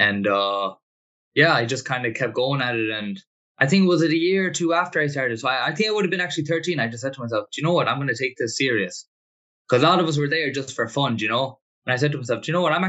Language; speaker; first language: English; native; English